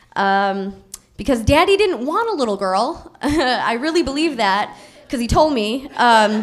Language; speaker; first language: English; native; English